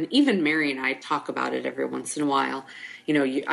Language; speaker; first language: English; native; English